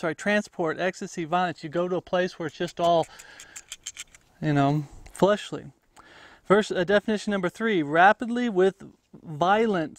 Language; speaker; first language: English; native; English